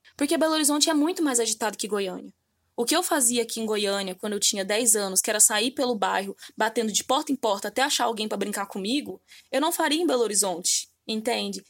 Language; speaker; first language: Portuguese; native; Portuguese